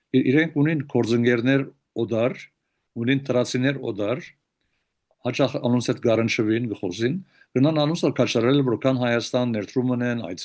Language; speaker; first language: Armenian; early bilingual, heritage; Armenian